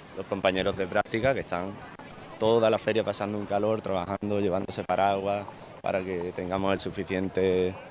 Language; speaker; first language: Spanish; non-native, fluent; English